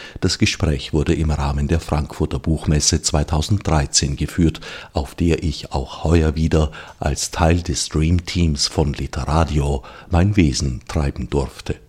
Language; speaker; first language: German; native; German